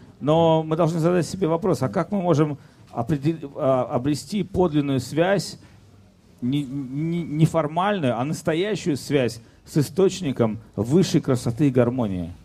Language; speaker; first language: Russian; native; Russian